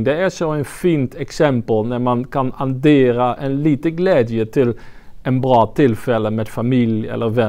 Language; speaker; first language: Swedish; non-native, fluent; French